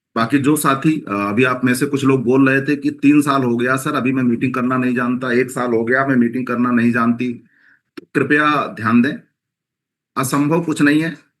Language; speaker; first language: Hindi; native; Hindi